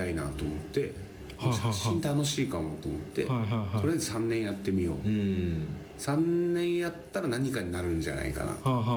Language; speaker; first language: Japanese; native; Japanese